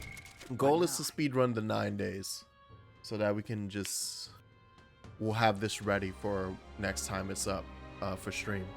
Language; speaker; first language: English; native; English